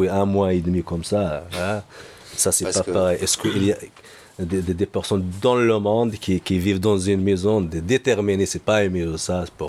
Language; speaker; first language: French; non-native, learner; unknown